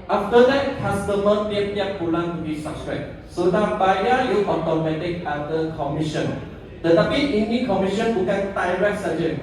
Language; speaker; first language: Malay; non-native, local second language; Chinese